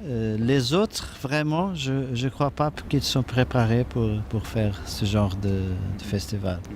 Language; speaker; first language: French; non-native, fluent; Portuguese